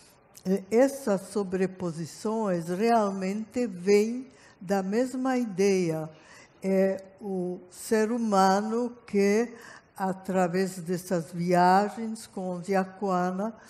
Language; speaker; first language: Portuguese; non-native, fluent; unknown